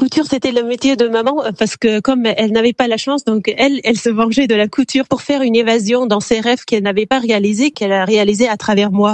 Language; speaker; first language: French; non-native, fluent; Uzbek